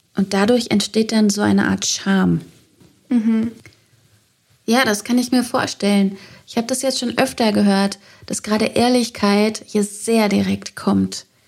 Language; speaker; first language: German; native; German